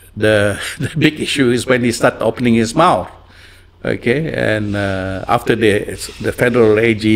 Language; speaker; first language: English; non-native, local second language; Malay